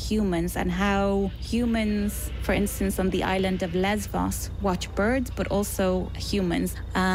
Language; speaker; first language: English; native; English